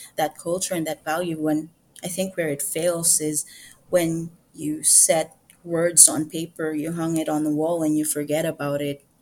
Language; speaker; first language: English; non-native, local second language; Filipino